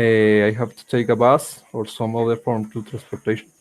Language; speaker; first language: English; non-native, learner; Spanish